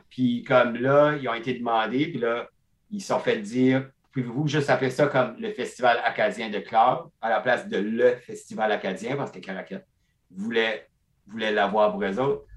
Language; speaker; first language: French; non-native, local second language; English